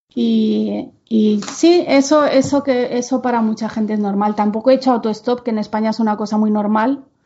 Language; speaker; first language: Spanish; non-native, local second language; Catalan